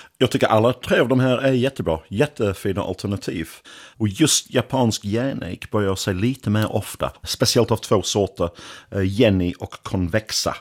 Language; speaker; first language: Swedish; non-native, fluent; English